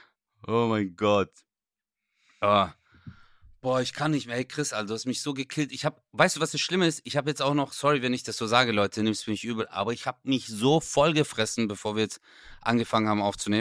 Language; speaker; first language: German; native; German